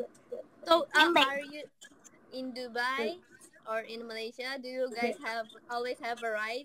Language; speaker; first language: English; non-native, learner; Indonesian